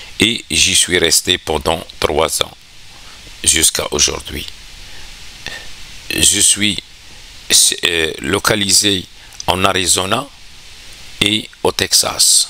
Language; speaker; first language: French; non-native, local second language; Arabic